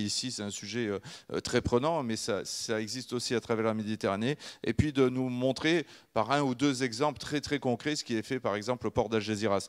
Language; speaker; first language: French; native; French